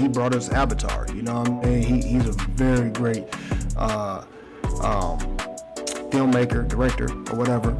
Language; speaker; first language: English; native; English